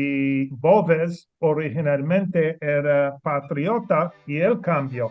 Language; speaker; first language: Spanish; non-native, learner; English